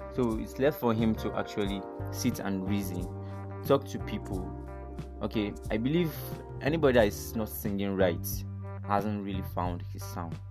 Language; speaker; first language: English; non-native, local second language; Igbo